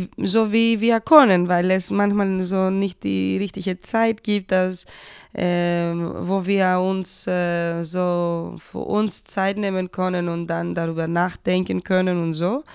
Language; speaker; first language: German; non-native, fluent; Greek